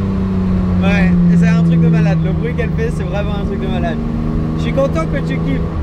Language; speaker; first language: French; native; French